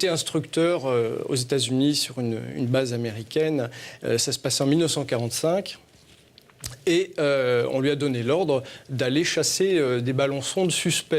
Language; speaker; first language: French; native; French